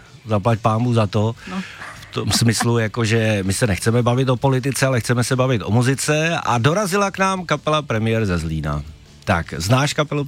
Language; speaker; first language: Czech; native; Czech